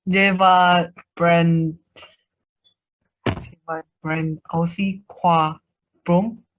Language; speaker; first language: French; non-native, learner; Vietnamese